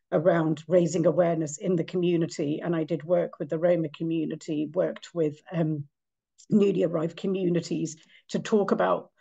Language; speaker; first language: English; native; English